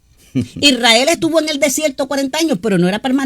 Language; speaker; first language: Spanish; native; Spanish